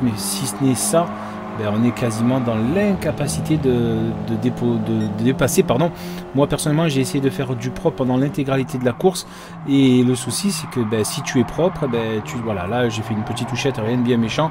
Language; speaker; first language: French; native; French